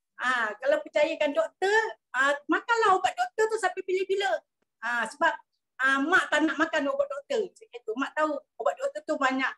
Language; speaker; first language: Malay; native; Malay